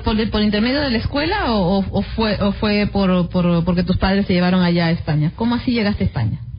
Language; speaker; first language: Spanish; native; Spanish